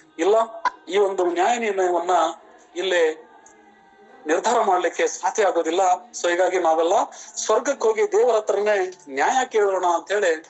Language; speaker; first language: Kannada; non-native, local second language; Lambadi